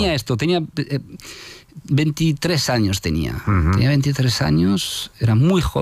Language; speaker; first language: Spanish; non-native, fluent; French